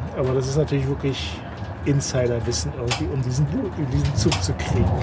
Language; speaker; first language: German; native; German